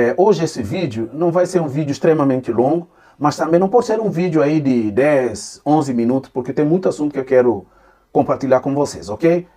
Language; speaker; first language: Portuguese; non-native, local second language; Upper Guinea Crioulo